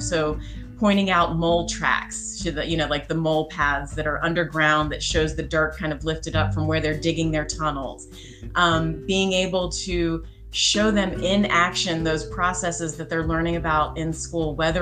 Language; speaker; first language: English; native; English